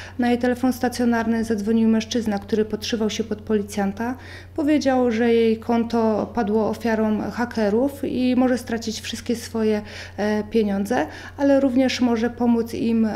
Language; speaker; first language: Polish; native; Polish